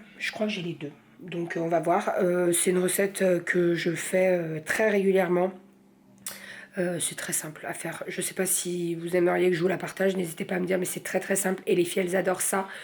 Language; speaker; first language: French; native; French